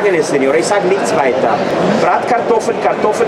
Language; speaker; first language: German; non-native, fluent; Turkish